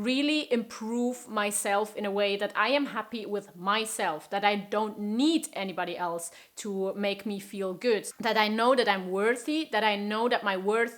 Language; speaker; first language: English; non-native, fluent; German